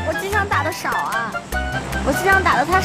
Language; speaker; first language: Chinese; native; Chinese